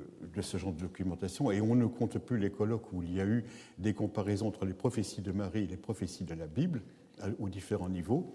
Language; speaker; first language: French; native; French